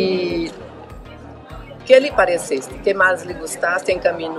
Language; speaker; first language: Spanish; non-native, learner; Portuguese